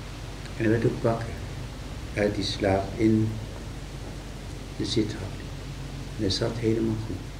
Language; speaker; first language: Dutch; native; Dutch